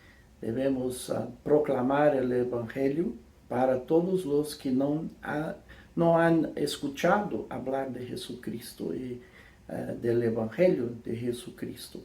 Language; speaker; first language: Spanish; non-native, fluent; English